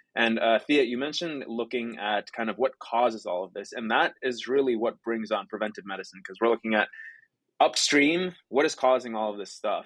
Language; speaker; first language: English; native; English